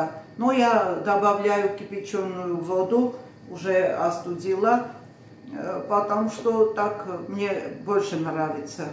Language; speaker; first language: Russian; non-native, fluent; Armenian